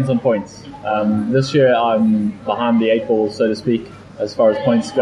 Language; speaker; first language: English; native; English